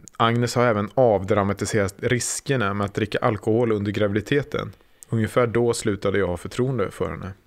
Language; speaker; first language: Swedish; native; Swedish